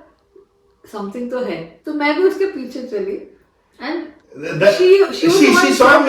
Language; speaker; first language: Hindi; non-native, local second language; Malayalam